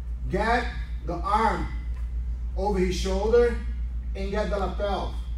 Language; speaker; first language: English; non-native, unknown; Portuguese